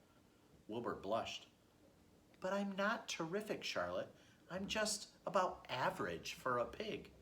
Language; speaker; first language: English; native; English